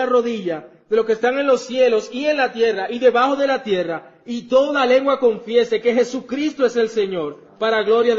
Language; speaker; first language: Spanish; native; Spanish